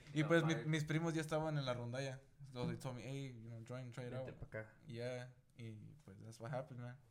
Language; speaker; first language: Spanish; early bilingual, heritage; Spanish